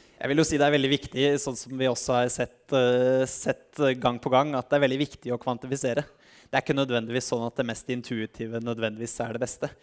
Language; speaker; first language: Norwegian; native; Norwegian